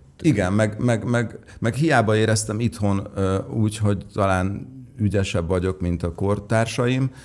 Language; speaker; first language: Hungarian; native; Hungarian